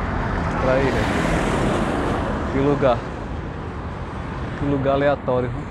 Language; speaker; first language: Portuguese; native; Portuguese